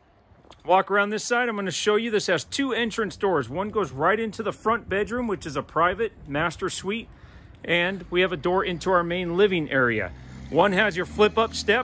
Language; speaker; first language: English; native; English